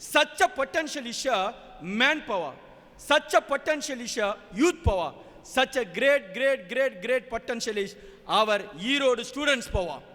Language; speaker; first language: English; non-native, local second language; Tamil